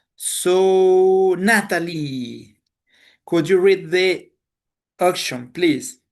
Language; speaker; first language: English; non-native, fluent; Spanish